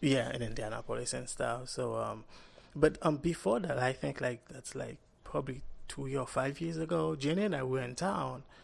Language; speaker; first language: English; non-native, fluent; Haitian Creole